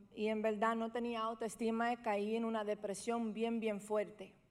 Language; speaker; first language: Spanish; early bilingual, heritage; Spanish